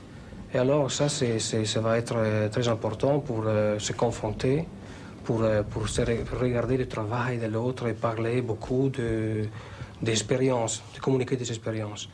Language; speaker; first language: French; non-native, fluent; Italian